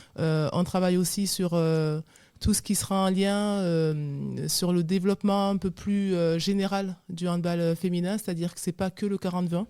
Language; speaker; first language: French; native; French